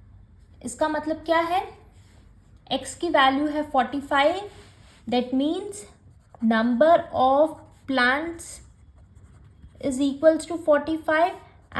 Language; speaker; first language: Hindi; native; Hindi